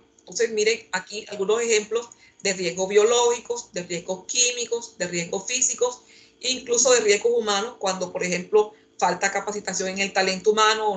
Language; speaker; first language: Spanish; native; Spanish